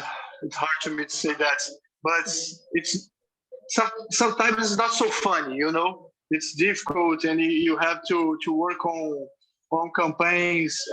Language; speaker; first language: English; non-native, fluent; Portuguese